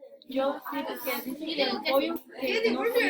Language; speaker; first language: Spanish; early bilingual, other home language; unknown